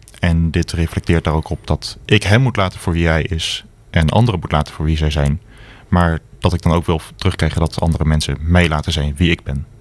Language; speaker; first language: Dutch; native; Dutch